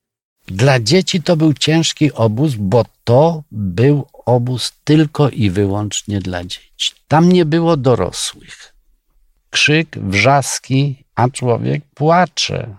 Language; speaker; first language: Polish; native; Polish